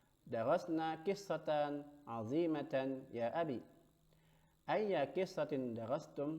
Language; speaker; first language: Arabic; non-native, fluent; Indonesian